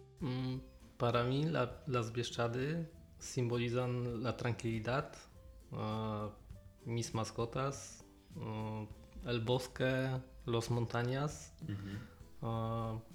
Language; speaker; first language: Spanish; non-native, learner; Polish